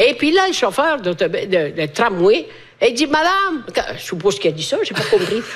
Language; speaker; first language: French; non-native, fluent; Italian